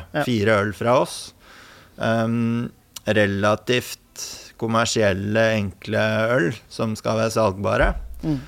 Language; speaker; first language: Norwegian; native; Norwegian